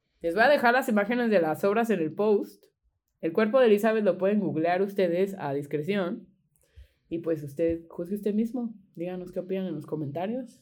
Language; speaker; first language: Spanish; native; Spanish